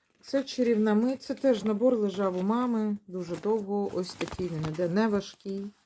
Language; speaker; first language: Ukrainian; non-native, local second language; Russian